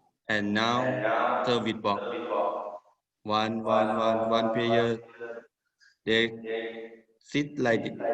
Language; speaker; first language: English; non-native, learner; Thai